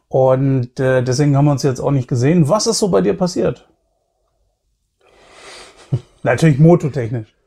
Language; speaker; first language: German; native; German